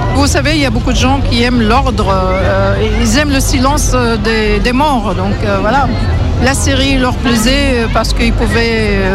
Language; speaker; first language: French; non-native, fluent; Kurdish